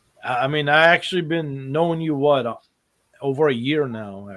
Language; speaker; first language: English; native; English